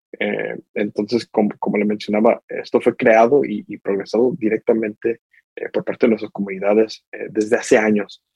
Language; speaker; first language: Spanish; early bilingual, heritage; Spanish